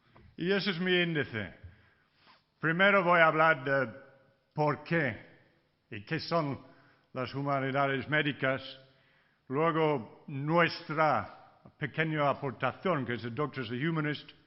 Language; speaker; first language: Spanish; non-native, fluent; English